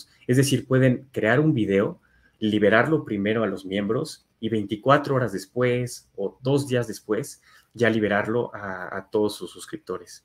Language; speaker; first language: Spanish; native; Spanish